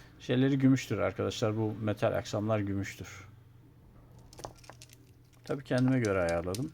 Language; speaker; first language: Turkish; native; Turkish